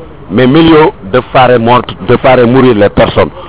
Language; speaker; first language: Italian; non-native, learner; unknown